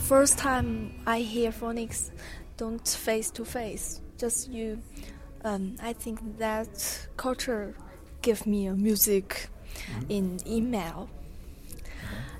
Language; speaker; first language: English; non-native, learner; Chinese